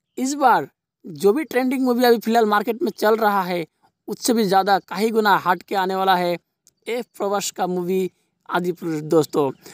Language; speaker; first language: Hindi; native; Hindi